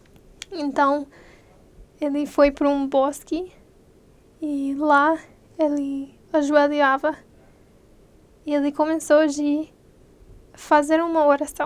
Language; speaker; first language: Portuguese; non-native, fluent; English